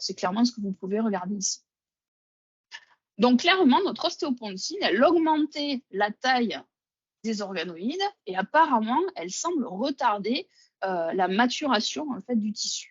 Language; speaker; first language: French; native; French